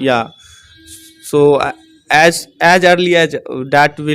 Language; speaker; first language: English; non-native, learner; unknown